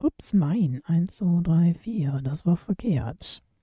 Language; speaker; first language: German; native; German